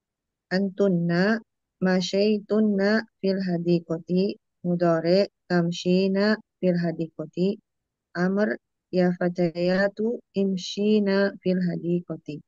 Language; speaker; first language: Arabic; non-native, learner; Indonesian